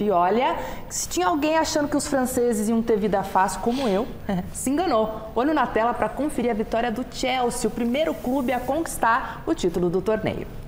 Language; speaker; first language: Portuguese; native; Portuguese